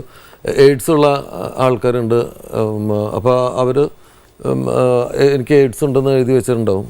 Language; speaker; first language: Malayalam; native; Malayalam